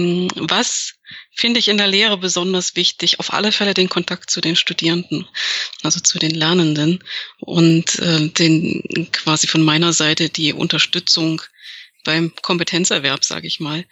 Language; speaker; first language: German; native; German